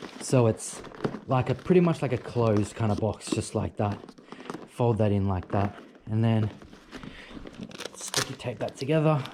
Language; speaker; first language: English; native; English